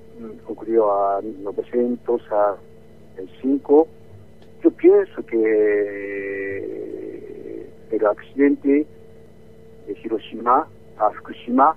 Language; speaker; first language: Spanish; non-native, learner; Japanese